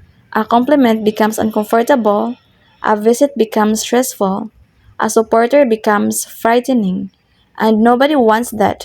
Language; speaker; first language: English; non-native, local second language; Filipino